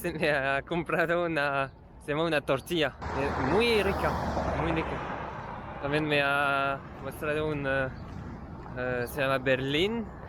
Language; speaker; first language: Spanish; non-native, learner; French